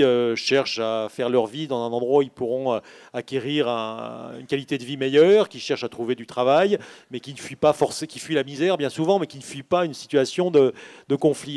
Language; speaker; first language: French; native; French